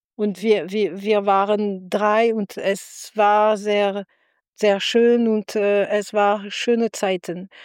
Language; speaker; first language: German; non-native, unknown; French